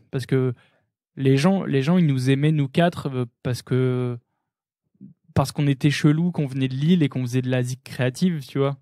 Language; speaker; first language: French; native; French